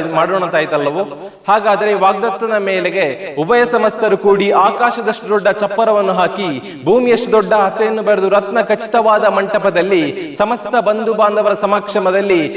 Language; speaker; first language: Kannada; native; Kannada